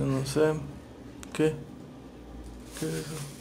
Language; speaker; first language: Spanish; native; Spanish